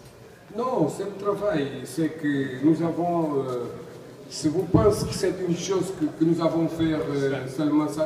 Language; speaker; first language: French; non-native, learner; Portuguese